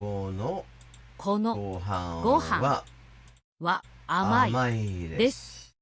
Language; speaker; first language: Japanese; non-native, fluent; English